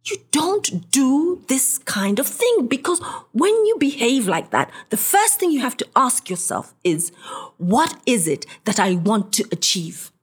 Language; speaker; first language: English; non-native, local second language; Swahili